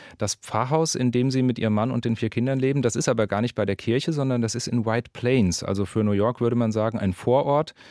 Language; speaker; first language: German; native; German